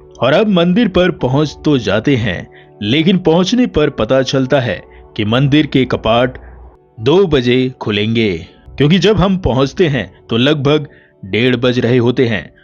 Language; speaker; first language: Hindi; native; Hindi